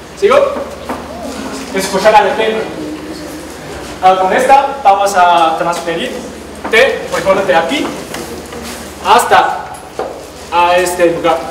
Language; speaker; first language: Spanish; non-native, learner; Chinese